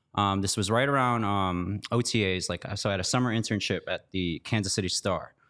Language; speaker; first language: English; native; English